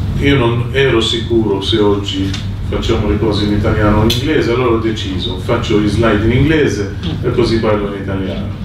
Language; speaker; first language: Italian; non-native, fluent; Maltese